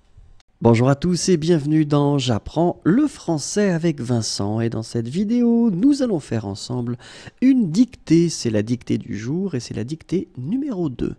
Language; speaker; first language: French; native; French